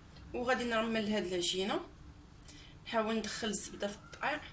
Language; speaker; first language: Arabic; native; Arabic